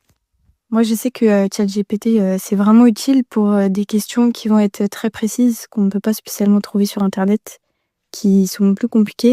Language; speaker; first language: French; native; French